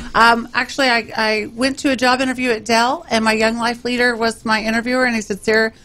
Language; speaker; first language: English; native; English